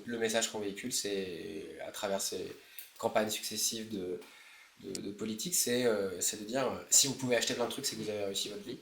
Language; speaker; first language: French; native; French